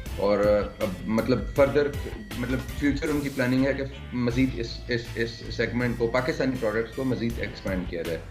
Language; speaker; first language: Urdu; non-native, local second language; Punjabi